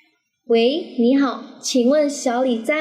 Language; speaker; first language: Chinese; non-native, fluent; Indonesian